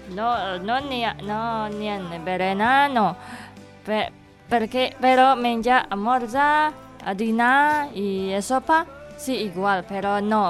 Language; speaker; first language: Catalan; non-native, learner; Indonesian